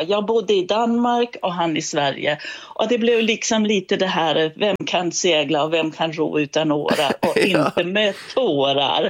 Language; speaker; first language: Swedish; native; Swedish